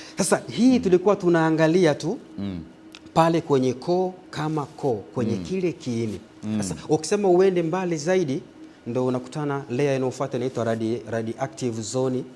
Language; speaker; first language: Swahili; native; Swahili